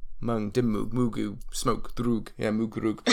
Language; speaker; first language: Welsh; non-native, learner; English